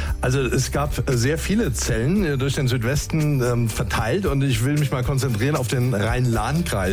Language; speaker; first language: German; native; German